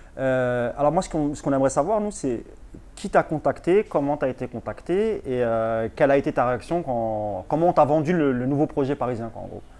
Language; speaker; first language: French; native; French